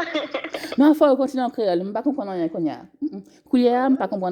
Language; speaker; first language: French; native; French